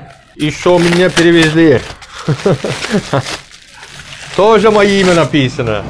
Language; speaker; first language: Russian; non-native, learner; Turkish